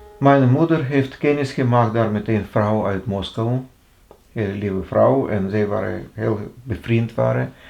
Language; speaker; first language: Dutch; non-native, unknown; Russian